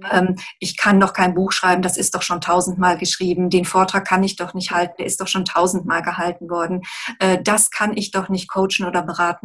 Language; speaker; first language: German; native; German